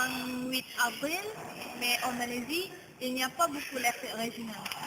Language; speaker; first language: French; non-native, learner; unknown